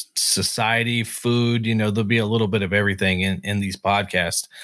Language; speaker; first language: English; native; English